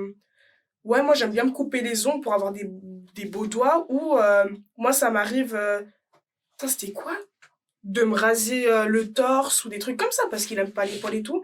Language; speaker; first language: French; native; French